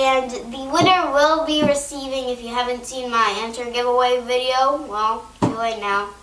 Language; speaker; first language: English; native; English